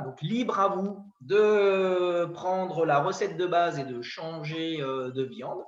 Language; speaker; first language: French; native; French